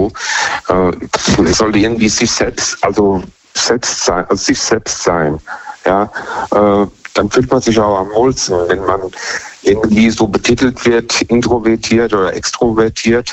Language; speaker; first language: German; native; German